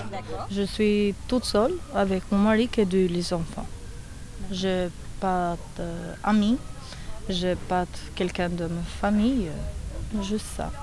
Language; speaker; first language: French; non-native, learner; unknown